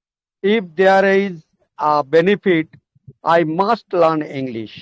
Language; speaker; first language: English; non-native, learner; Hindi